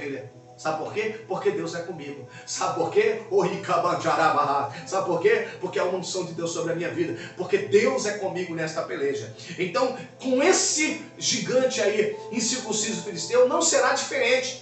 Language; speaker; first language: Portuguese; native; Portuguese